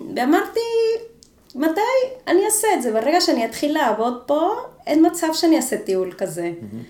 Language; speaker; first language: Hebrew; non-native, fluent; Spanish